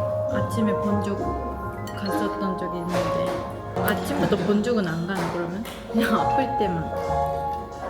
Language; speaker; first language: Korean; non-native, fluent; Japanese